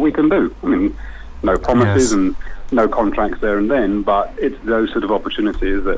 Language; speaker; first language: English; native; English